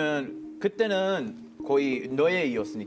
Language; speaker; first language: Korean; non-native, fluent; Hebrew